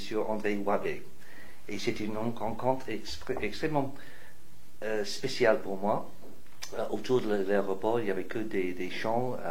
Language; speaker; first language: French; non-native, fluent; English